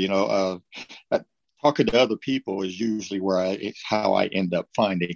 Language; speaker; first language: English; native; English